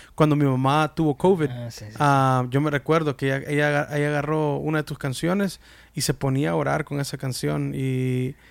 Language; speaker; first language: Spanish; early bilingual, heritage; Spanish